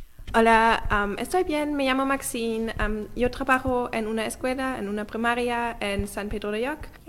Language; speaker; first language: Spanish; non-native, learner; German